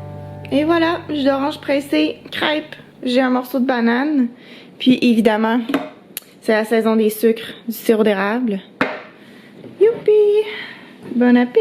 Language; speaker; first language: French; native; French